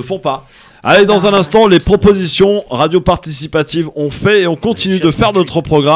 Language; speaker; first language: French; native; French